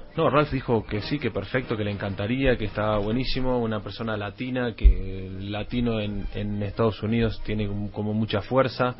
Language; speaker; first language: Spanish; native; Spanish